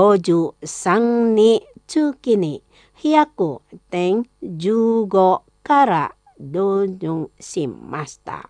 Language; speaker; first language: Japanese; non-native, fluent; Indonesian